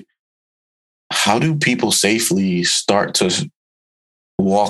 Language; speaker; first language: English; native; English